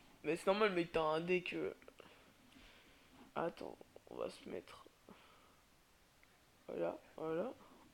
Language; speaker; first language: French; native; French